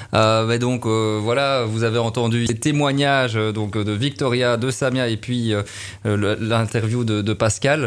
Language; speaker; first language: French; native; French